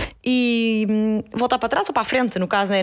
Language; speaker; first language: Portuguese; native; Portuguese